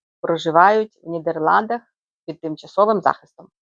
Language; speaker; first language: Ukrainian; native; Ukrainian